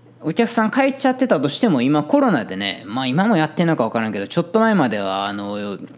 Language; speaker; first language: Japanese; native; Japanese